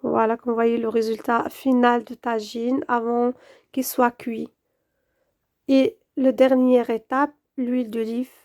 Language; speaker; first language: French; non-native, local second language; Arabic